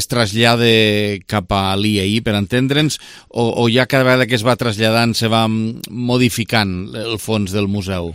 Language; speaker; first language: Catalan; native; Catalan